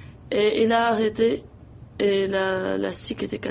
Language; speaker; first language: French; non-native, local second language; Arabic